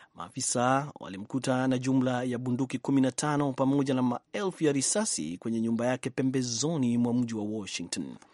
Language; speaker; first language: Swahili; non-native, local second language; Kikuyu